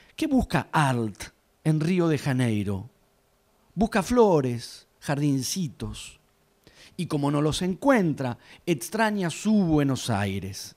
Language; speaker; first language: Spanish; native; Spanish